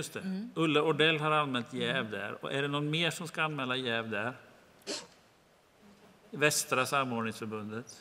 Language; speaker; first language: Swedish; native; Swedish